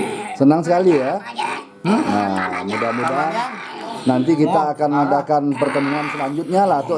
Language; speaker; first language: Indonesian; native; Indonesian